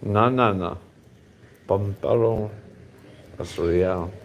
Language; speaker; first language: Spanish; non-native, learner; English